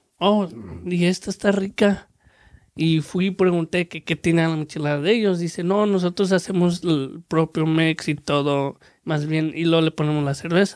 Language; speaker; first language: Spanish; early bilingual, heritage; Spanish